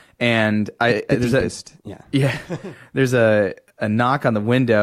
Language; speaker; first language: English; native; English